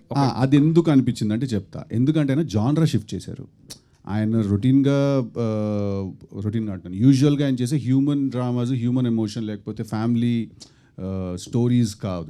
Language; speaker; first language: Telugu; native; Telugu